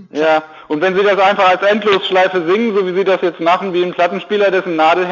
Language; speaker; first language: German; native; German